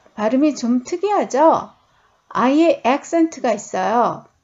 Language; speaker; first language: Korean; native; Korean